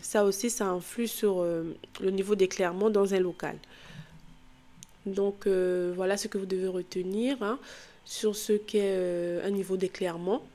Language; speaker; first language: French; native; French